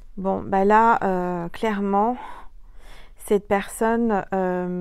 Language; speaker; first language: French; native; French